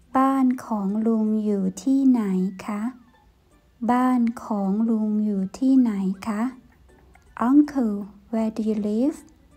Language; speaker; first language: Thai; native; Thai